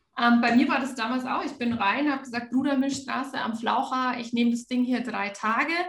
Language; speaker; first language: German; native; German